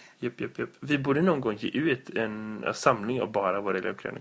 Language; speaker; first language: Swedish; native; Swedish